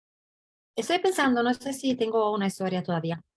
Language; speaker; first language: Spanish; non-native, fluent; English